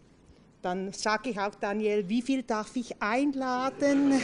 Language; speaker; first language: German; non-native, fluent; French